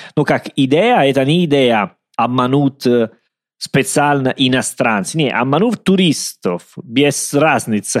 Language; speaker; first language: Russian; non-native, learner; Italian